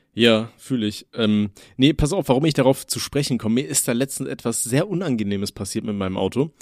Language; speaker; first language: German; native; German